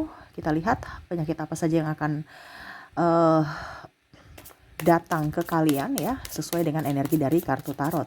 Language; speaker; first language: Indonesian; native; Indonesian